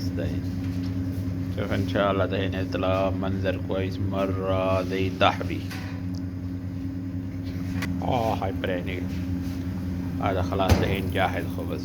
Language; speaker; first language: Arabic; non-native, learner; Urdu